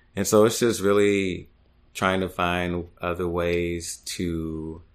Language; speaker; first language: English; native; English